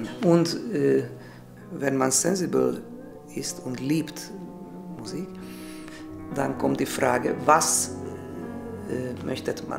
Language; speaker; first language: German; non-native, learner; Hungarian